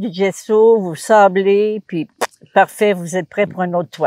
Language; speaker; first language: French; native; French